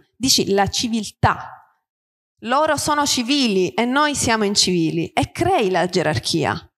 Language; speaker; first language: Italian; native; Italian